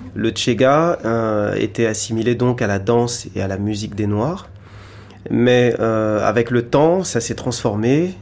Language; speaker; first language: French; native; French